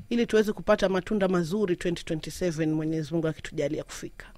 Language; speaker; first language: Swahili; native; Swahili